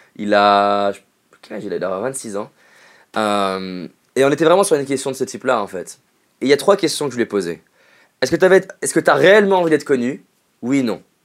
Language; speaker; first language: French; native; French